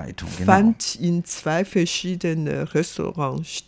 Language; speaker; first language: German; non-native, fluent; Chinese